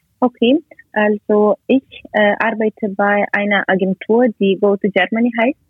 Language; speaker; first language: German; non-native, learner; Ukrainian